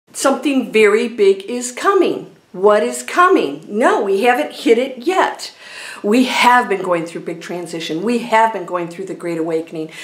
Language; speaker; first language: English; native; English